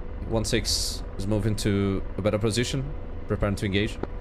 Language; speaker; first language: English; non-native, fluent; Portuguese